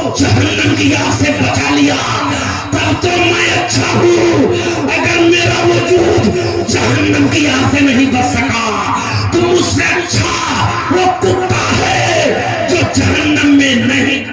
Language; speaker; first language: Hindi; native; Hindi